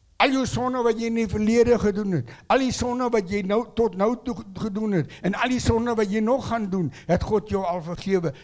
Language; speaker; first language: Afrikaans; non-native, local second language; English